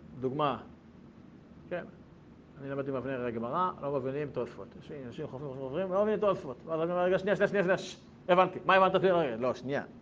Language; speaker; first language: Hebrew; native; Hebrew